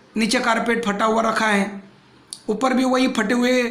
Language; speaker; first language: Hindi; non-native, local second language; Marathi